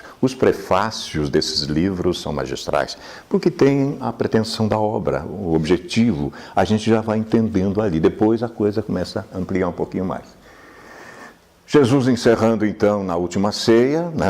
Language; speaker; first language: Portuguese; native; Portuguese